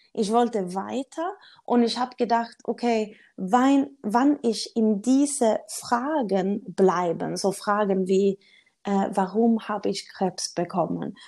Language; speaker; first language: German; non-native, learner; Swedish